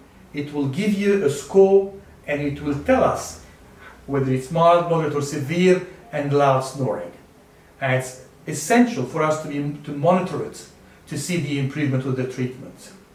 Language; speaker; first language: English; non-native, fluent; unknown